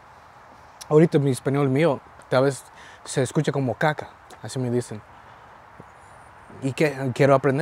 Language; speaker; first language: Spanish; early bilingual, heritage; Spanish